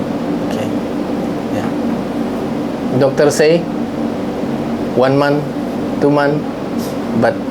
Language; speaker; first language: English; non-native, learner; Indonesian